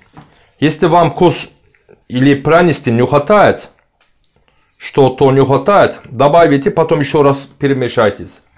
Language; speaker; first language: Russian; non-native, learner; Turkish